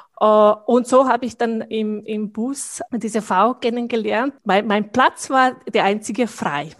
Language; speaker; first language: German; non-native, fluent; Bosnian